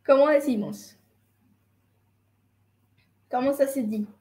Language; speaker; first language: French; non-native, fluent; Spanish